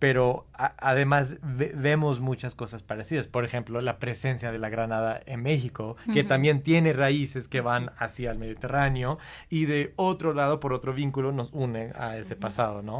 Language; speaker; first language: Spanish; non-native, fluent; English